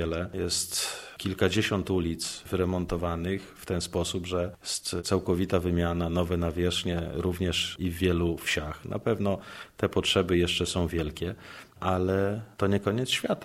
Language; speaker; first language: Polish; native; Polish